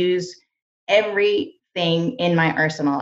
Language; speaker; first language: English; native; English